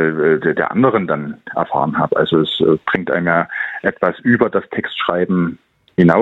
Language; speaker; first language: German; native; German